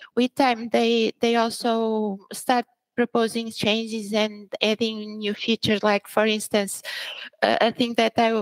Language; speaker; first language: English; early bilingual, other home language; Portuguese